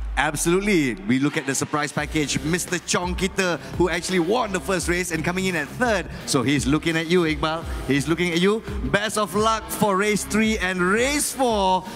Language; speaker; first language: English; non-native, local second language; Malay